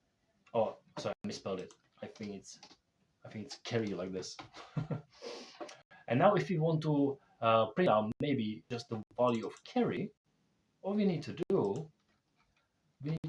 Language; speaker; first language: English; non-native, fluent; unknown